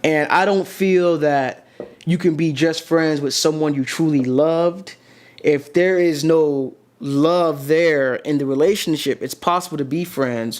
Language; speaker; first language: English; native; English